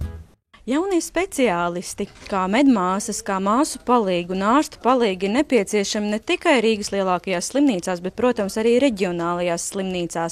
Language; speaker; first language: Latvian; native; Latvian